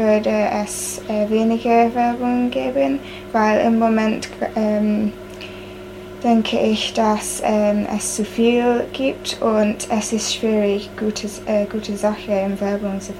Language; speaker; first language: German; non-native, learner; English